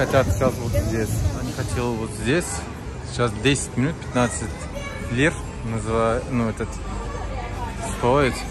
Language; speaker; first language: Russian; non-native, learner; Turkish